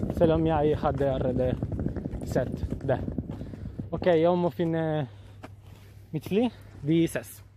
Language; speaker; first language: Norwegian; non-native, learner; Italian